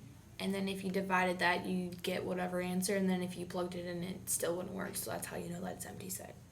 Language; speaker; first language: English; native; English